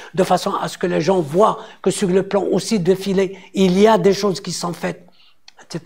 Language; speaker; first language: French; non-native, local second language; Arabic